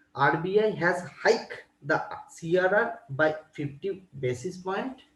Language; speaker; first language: English; non-native, local second language; Bangla